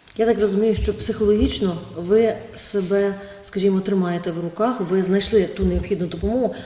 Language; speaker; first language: Ukrainian; native; Ukrainian